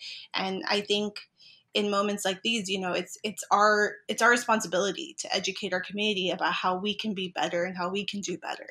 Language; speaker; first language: English; native; English